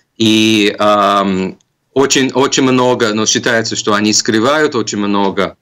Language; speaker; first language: Russian; non-native, fluent; English